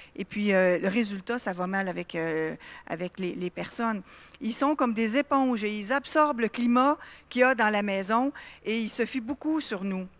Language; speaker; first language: French; native; French